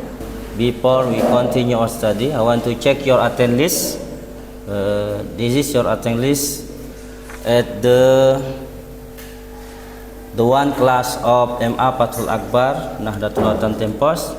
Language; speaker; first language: English; non-native, local second language; Indonesian